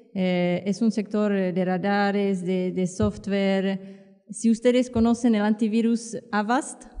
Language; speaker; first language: Spanish; non-native, fluent; Czech